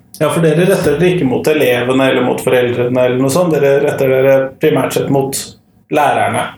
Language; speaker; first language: Norwegian; native; Norwegian